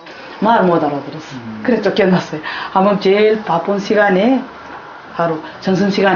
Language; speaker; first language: Korean; non-native, learner; Russian